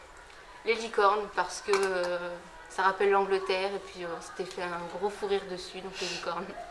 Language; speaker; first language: French; native; French